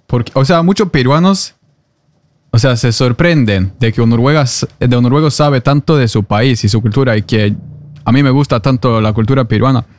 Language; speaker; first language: Spanish; non-native, fluent; Norwegian